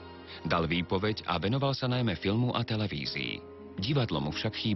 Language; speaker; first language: Slovak; native; Slovak